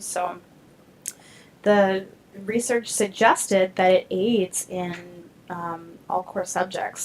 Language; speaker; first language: English; native; English